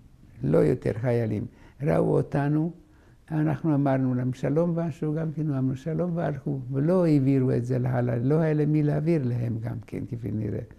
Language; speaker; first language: Hebrew; non-native, fluent; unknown